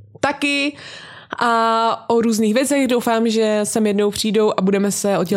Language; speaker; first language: Czech; native; Czech